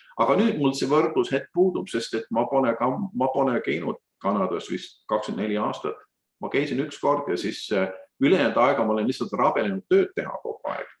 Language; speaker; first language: Estonian; early bilingual, heritage; Estonian